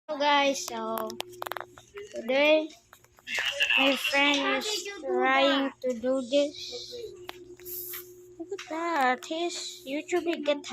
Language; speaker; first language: English; non-native, local second language; Filipino